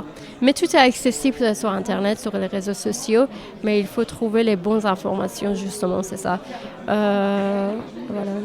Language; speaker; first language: French; non-native, fluent; Persian